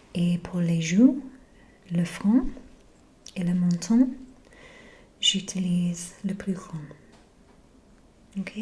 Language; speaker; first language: French; non-native, fluent; English